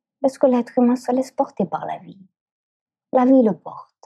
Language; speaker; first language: French; native; French